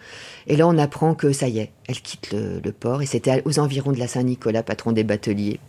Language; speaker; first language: French; native; French